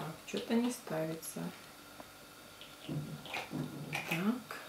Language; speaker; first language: Russian; native; Russian